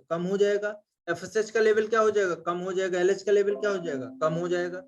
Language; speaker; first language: Hindi; native; Hindi